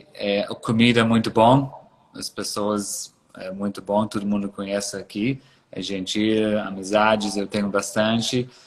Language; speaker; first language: Portuguese; non-native, fluent; English